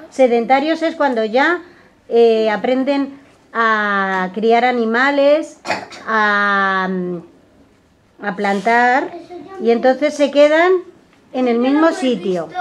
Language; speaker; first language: Spanish; native; Spanish